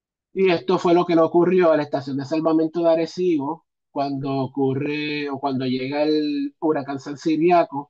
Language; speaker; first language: Spanish; native; Spanish